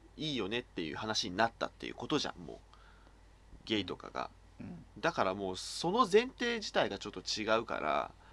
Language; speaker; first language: Japanese; native; Japanese